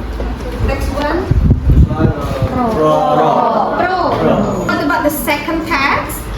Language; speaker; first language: English; non-native, fluent; Indonesian